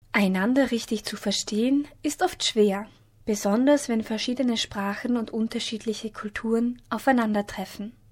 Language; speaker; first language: German; native; German